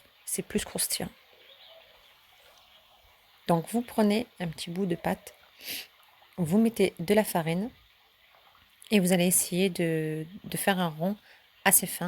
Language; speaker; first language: French; early bilingual, other home language; Turkish